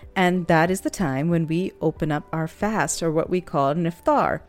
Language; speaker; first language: English; non-native, local second language; Urdu